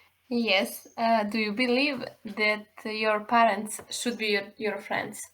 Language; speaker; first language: English; non-native, learner; Serbian